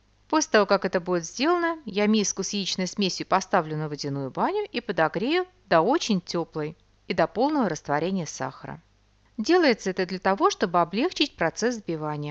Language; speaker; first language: Russian; native; Russian